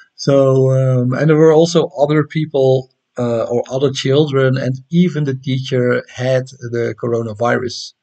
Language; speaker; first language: English; non-native, fluent; Dutch